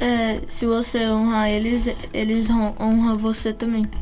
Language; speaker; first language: Portuguese; early bilingual, heritage; Portuguese